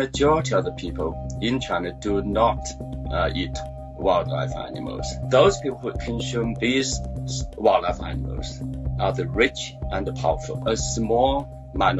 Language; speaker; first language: English; non-native, fluent; Chinese